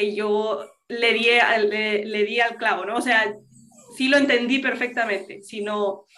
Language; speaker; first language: Spanish; non-native, local second language; English